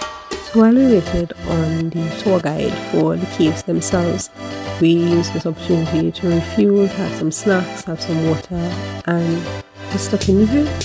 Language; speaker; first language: English; native; English